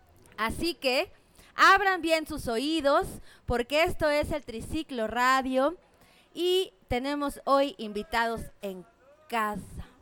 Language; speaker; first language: Spanish; native; Spanish